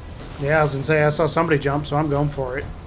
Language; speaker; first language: English; native; English